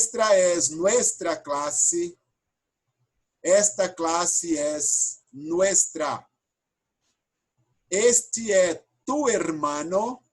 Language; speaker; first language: Spanish; non-native, fluent; Portuguese